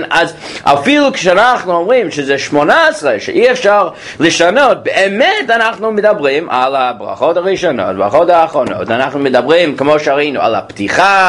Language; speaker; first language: Hebrew; non-native, fluent; English